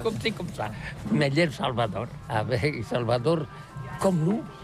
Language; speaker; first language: French; non-native, learner; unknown